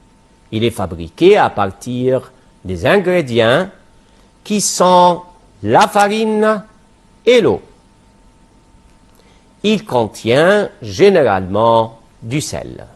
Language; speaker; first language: French; non-native, fluent; Arabic